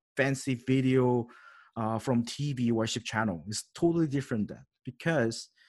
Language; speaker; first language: English; non-native, learner; Korean